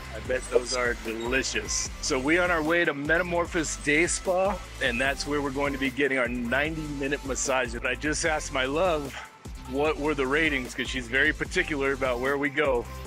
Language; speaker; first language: English; native; English